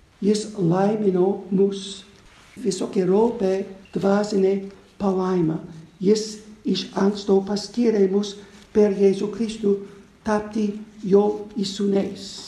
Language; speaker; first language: Lithuanian; non-native, fluent; English